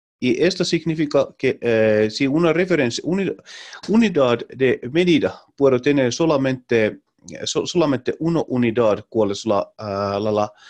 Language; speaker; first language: Spanish; non-native, learner; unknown